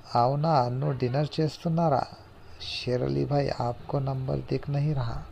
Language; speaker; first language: Hindi; non-native, local second language; Urdu